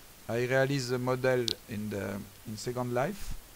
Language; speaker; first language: English; non-native, learner; French